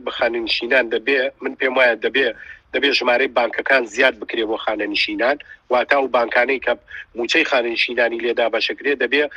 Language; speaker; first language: Central Kurdish; native; Central Kurdish